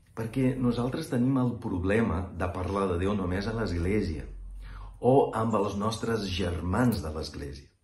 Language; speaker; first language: Catalan; non-native, fluent; Portuguese